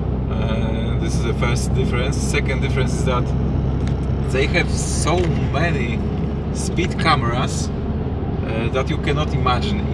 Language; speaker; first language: English; non-native, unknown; Polish